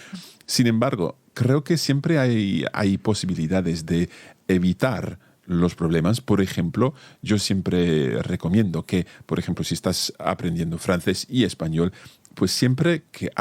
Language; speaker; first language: Spanish; non-native, fluent; English